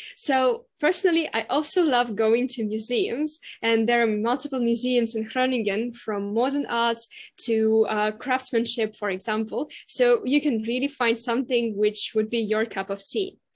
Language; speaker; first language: English; non-native, fluent; Russian